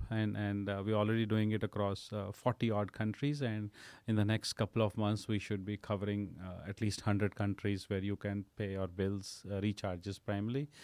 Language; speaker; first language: English; non-native, local second language; Punjabi